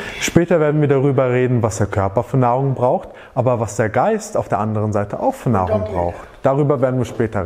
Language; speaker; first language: German; native; German